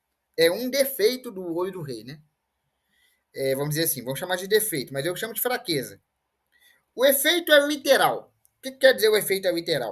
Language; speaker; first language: Portuguese; native; Portuguese